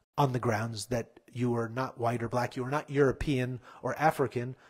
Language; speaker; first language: English; native; English